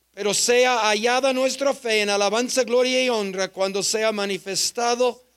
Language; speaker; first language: Spanish; non-native, fluent; English